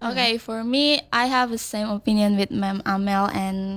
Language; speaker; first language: English; non-native, fluent; Indonesian